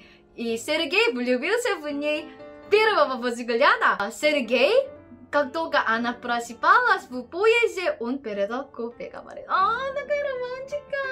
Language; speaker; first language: Russian; non-native, learner; Korean